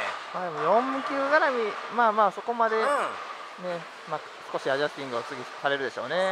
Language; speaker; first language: Japanese; native; Japanese